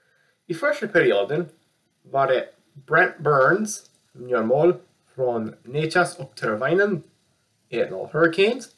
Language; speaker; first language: Swedish; non-native, learner; English